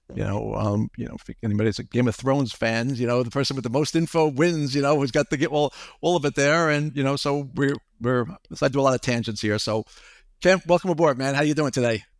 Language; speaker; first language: English; native; English